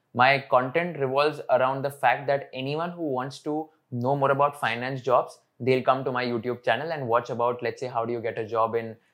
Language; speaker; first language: English; non-native, local second language; Hindi